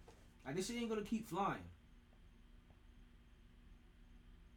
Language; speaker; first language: English; native; English